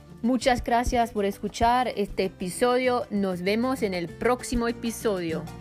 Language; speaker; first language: Spanish; non-native, fluent; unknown